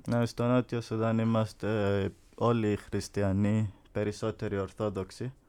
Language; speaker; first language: Greek; early bilingual, heritage; Greek